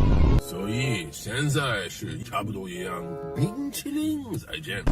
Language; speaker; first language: Chinese; non-native, learner; English